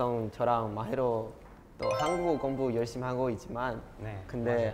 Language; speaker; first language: Korean; non-native, learner; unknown